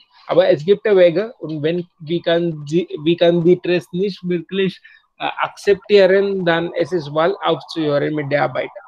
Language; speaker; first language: German; non-native, learner; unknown